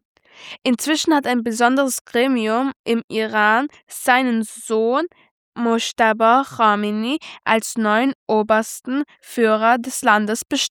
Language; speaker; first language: German; early bilingual, other home language; Persian